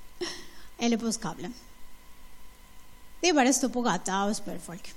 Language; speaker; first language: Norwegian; non-native, fluent; Spanish